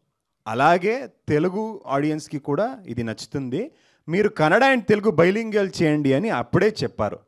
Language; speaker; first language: Telugu; non-native, learner; Kannada